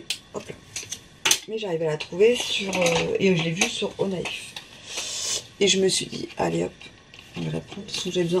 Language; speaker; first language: French; native; French